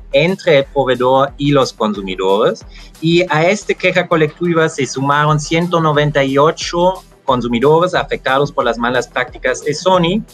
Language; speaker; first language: Spanish; non-native, fluent; German